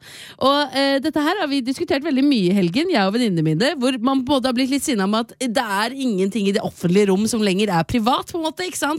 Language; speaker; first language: Norwegian; native; Norwegian